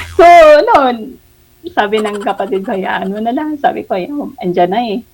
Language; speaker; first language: Filipino; non-native, local second language; Cebuano